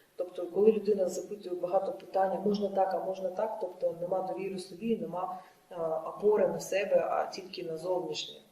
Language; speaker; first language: Ukrainian; non-native, local second language; Russian